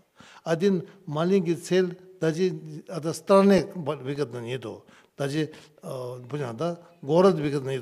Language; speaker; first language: Russian; non-native, learner; Tibetan